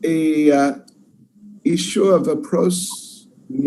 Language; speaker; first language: Russian; non-native, learner; English